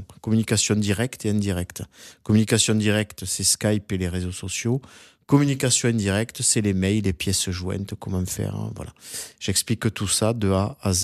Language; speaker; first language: French; native; French